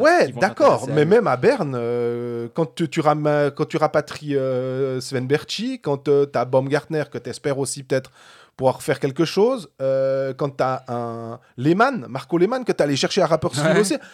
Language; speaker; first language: French; native; French